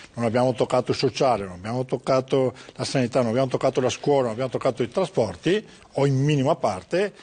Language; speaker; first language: Italian; native; Italian